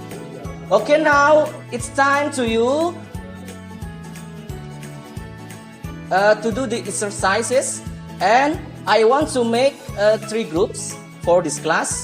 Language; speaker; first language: English; non-native, learner; Indonesian